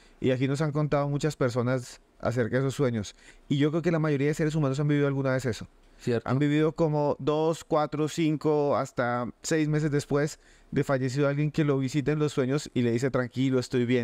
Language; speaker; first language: Spanish; native; Spanish